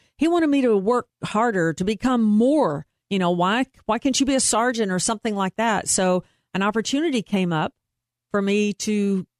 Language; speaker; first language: English; native; English